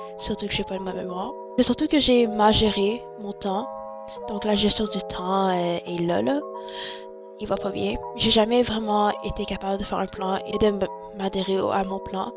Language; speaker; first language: French; early bilingual, other home language; Chinese